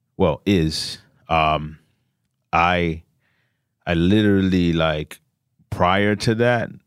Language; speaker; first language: English; native; English